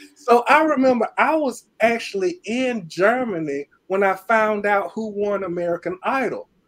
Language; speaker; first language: English; native; English